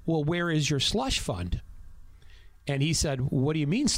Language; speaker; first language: English; native; English